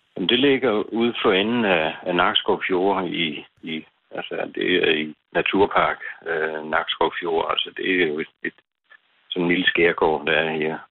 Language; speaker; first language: Danish; native; Danish